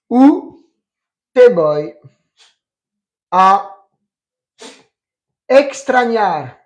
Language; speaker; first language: Spanish; non-native, fluent; French